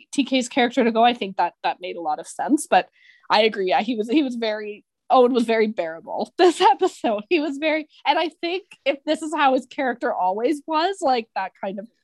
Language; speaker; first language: English; native; English